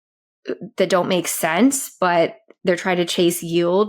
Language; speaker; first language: English; native; English